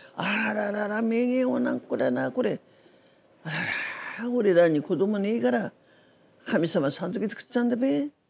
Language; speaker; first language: Japanese; native; Japanese